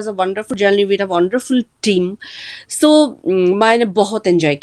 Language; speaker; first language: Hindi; non-native, learner; Bangla